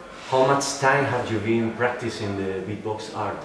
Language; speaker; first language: English; non-native, learner; Spanish